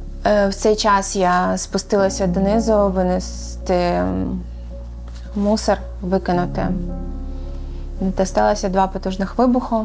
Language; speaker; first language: Ukrainian; native; Ukrainian